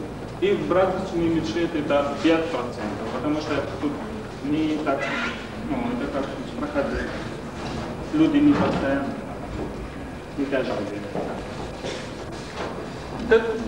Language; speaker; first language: Russian; non-native, learner; Arabic